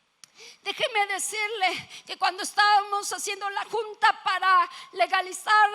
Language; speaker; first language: Spanish; native; Spanish